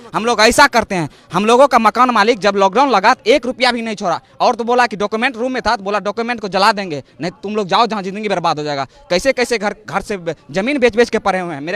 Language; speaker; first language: Hindi; native; Hindi